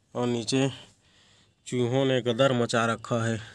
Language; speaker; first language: Hindi; native; Hindi